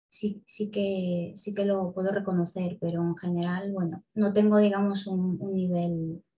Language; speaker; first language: Spanish; early bilingual, other home language; Russian